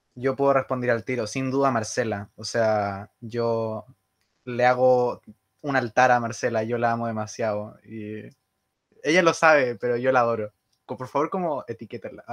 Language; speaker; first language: Spanish; native; Spanish